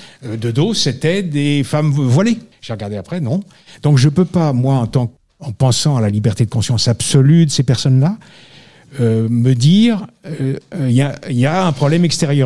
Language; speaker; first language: French; native; French